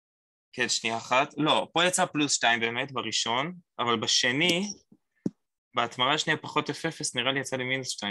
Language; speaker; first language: Hebrew; native; Hebrew